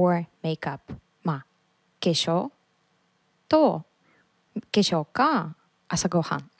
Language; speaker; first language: Japanese; non-native, learner; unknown